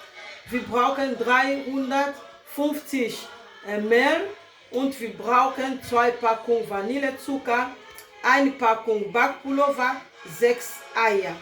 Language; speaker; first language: German; non-native, learner; Lingala